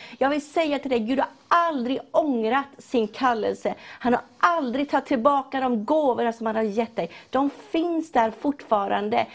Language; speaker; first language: Swedish; native; Swedish